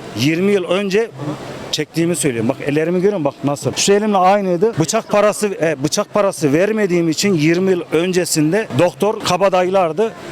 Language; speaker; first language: Turkish; non-native, local second language; Kurdish